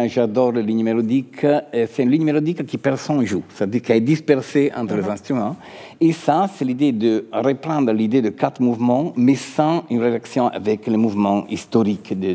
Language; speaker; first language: French; non-native, fluent; Italian